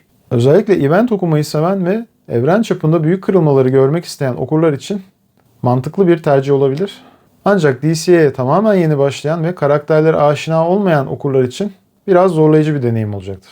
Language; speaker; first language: Turkish; native; Turkish